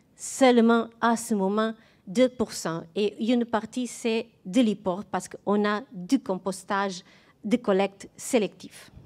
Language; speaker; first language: French; non-native, fluent; Portuguese